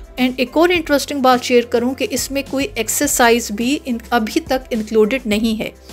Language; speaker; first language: Urdu; native; Urdu